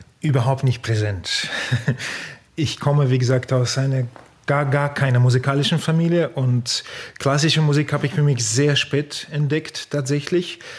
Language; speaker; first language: German; non-native, fluent; Russian